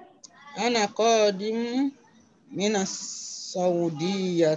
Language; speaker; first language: Arabic; non-native, learner; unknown